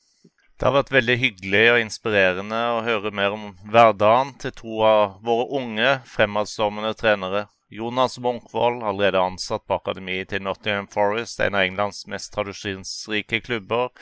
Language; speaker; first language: Norwegian; native; Norwegian